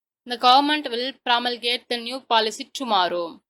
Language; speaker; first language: English; non-native, local second language; Tamil